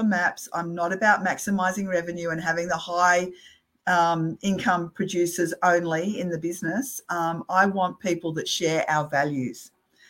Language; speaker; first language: English; native; English